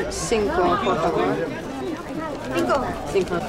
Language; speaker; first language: Spanish; non-native, learner; English